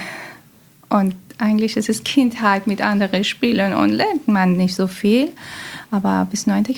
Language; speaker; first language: German; non-native, learner; Persian